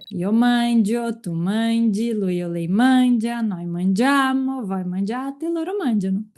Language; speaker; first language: Italian; non-native, fluent; Portuguese